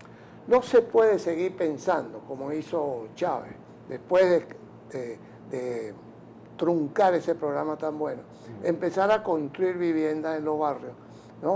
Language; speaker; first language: Spanish; native; Spanish